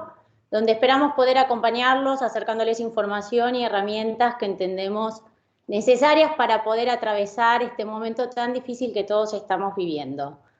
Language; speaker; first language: Spanish; native; Spanish